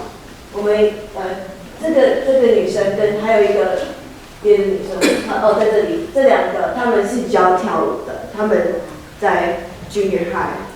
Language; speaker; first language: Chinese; early bilingual, heritage; Chinese